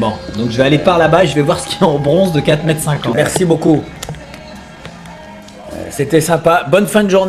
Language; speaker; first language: French; native; French